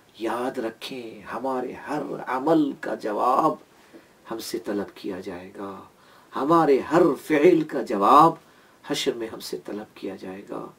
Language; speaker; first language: Urdu; native; Urdu